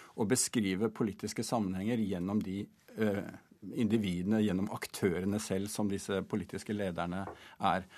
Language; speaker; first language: Norwegian; native; Norwegian